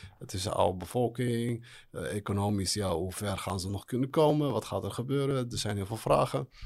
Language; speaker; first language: Dutch; early bilingual, other home language; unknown